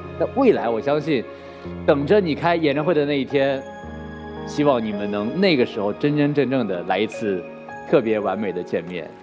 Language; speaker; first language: Chinese; native; Chinese